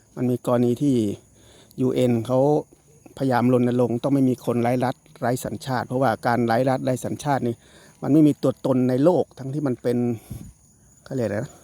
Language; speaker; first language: Thai; non-native, local second language; Northeastern Thai